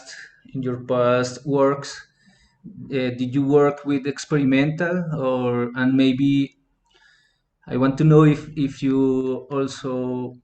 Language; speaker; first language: English; non-native, fluent; Spanish